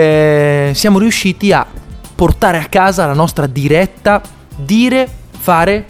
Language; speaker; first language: Italian; native; Italian